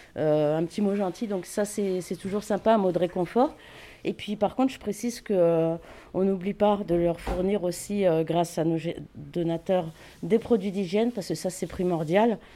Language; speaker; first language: French; native; French